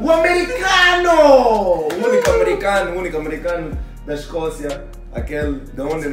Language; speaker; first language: Portuguese; native; Portuguese